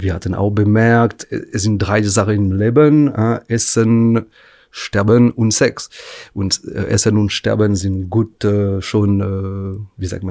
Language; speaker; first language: German; non-native, fluent; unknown